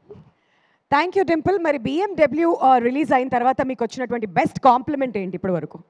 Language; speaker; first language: Telugu; native; Telugu